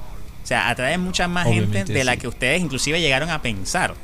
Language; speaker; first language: Spanish; native; Spanish